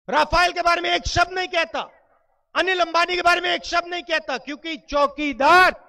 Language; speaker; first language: Hindi; native; Hindi